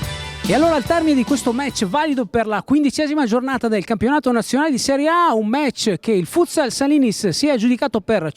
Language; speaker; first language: Italian; native; Italian